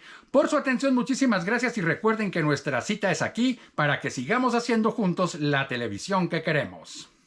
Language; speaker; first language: Spanish; native; Spanish